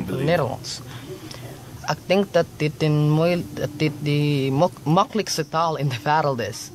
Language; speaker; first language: Dutch; non-native, learner; Filipino